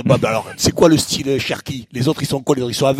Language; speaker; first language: French; native; French